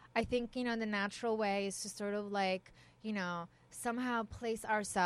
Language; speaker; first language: English; early bilingual, other home language; Persian